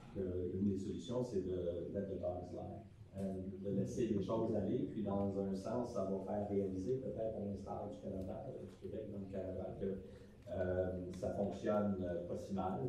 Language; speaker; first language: French; native; French